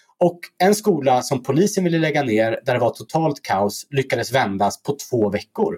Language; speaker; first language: Swedish; early bilingual, other home language; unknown